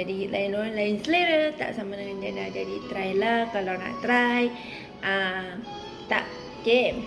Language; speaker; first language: Malay; native; Malay